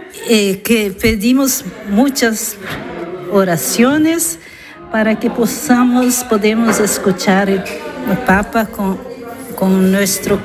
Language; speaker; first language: Spanish; non-native, fluent; Italian